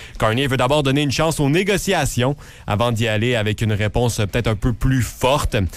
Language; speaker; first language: French; native; French